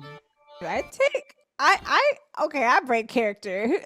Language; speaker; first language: English; native; English